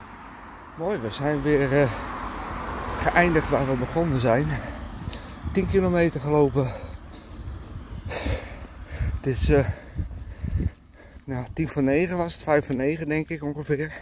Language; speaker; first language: Dutch; native; Dutch